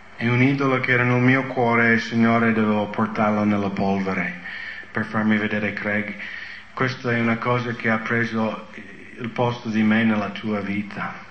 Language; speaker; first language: Italian; non-native, fluent; English